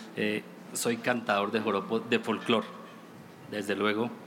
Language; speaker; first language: Spanish; native; Spanish